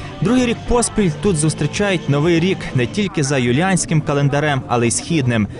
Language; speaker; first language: Ukrainian; native; Ukrainian